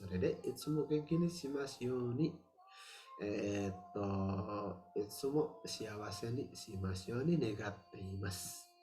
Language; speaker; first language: Japanese; non-native, fluent; Indonesian